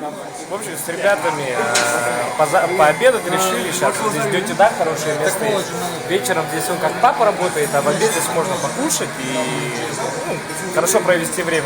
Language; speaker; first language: Russian; native; Russian